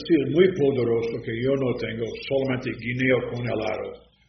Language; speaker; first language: Spanish; non-native, learner; English